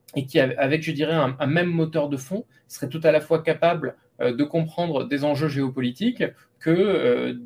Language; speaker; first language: French; native; French